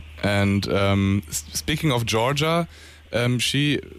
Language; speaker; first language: English; non-native, fluent; German